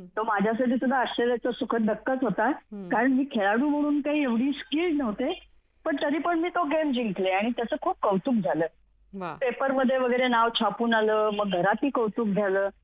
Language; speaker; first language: Marathi; native; Marathi